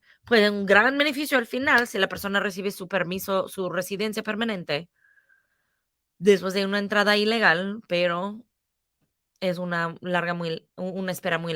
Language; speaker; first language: Spanish; non-native, fluent; English